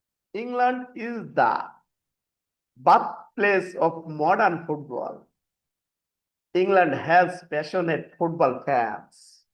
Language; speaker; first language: English; non-native, fluent; Bangla